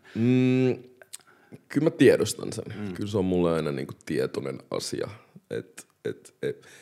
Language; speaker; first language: Finnish; early bilingual, other home language; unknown